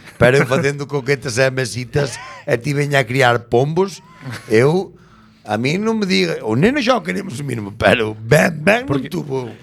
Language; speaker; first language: Galician; native; Galician